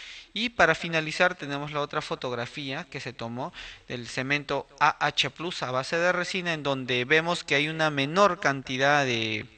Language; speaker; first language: Spanish; native; Spanish